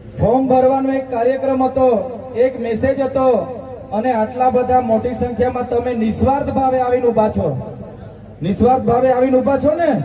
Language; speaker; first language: Gujarati; non-native, local second language; Vasavi